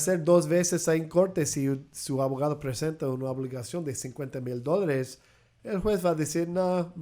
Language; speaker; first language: Spanish; early bilingual, heritage; Spanish